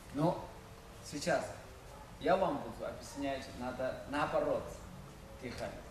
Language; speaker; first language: Russian; non-native, learner; Chinese